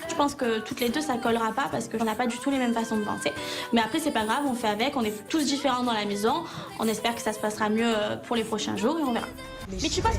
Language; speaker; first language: French; native; French